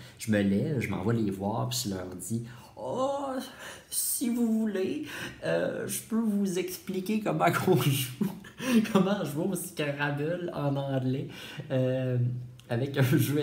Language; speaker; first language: French; native; French